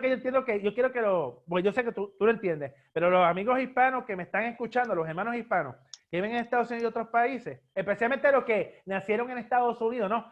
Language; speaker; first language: Spanish; native; Spanish